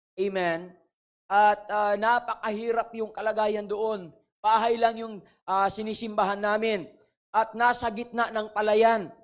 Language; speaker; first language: Filipino; non-native, local second language; Waray